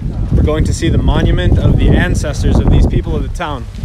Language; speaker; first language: English; native; English